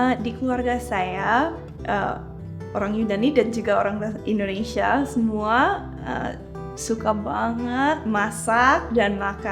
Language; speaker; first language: Indonesian; early bilingual, heritage; English